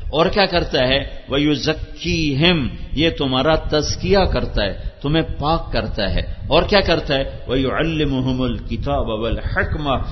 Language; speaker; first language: Urdu; non-native, local second language; Punjabi